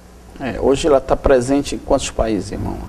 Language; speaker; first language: Portuguese; native; Portuguese